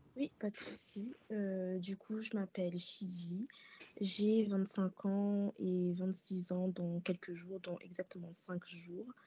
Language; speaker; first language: French; early bilingual, other home language; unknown